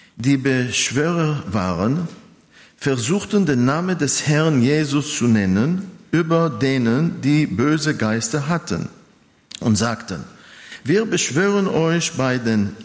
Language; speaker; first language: German; non-native, fluent; Hebrew